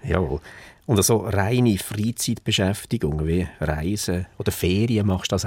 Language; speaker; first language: German; native; German